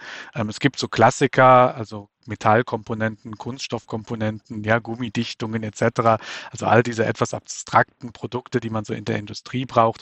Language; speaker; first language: German; native; German